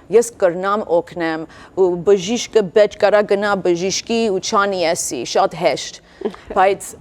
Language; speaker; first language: Armenian; early bilingual, heritage; Armenian